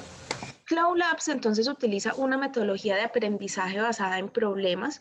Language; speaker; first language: Spanish; native; Spanish